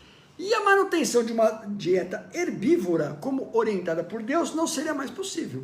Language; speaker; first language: Portuguese; native; Portuguese